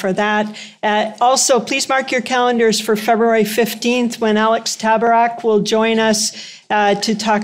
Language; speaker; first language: English; native; English